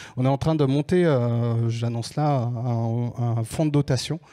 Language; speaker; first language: French; native; French